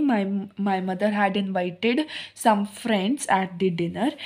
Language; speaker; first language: English; non-native, local second language; Hindi